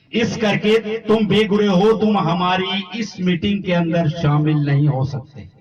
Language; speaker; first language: Hindi; non-native, local second language; Punjabi